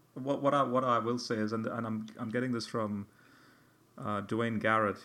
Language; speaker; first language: English; early bilingual, heritage; English